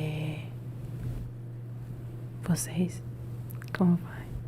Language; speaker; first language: Portuguese; non-native, learner; Italian